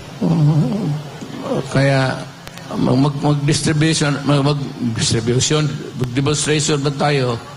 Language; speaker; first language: Filipino; non-native, local second language; Cebuano